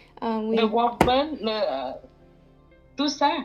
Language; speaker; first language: French; non-native, learner; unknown